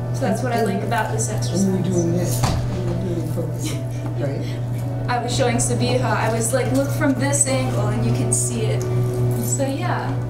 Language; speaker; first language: English; native; English